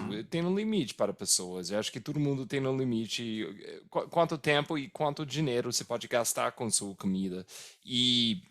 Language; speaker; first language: Portuguese; non-native, fluent; English